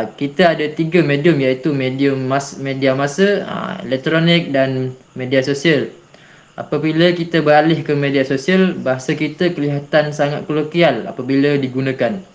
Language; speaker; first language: Malay; native; Malay